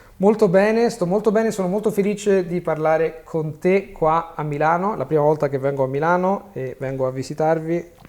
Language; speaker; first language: Italian; native; Italian